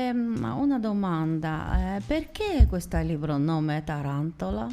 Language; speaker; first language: Italian; non-native, learner; Georgian